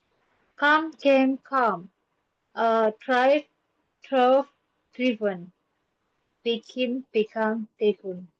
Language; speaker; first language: English; non-native, learner; Indonesian